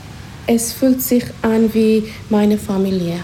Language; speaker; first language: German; non-native, learner; English